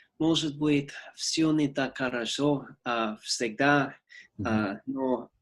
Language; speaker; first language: Russian; non-native, learner; English